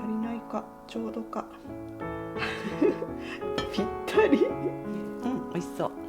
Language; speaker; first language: Japanese; native; Japanese